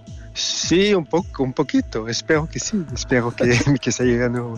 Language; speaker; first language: Spanish; non-native, learner; French